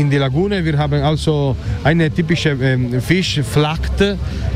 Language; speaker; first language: German; non-native, learner; Italian